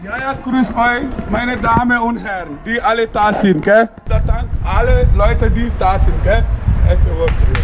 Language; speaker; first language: German; non-native, learner; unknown